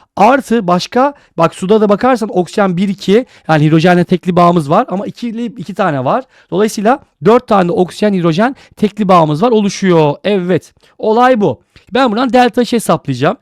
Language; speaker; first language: Turkish; native; Turkish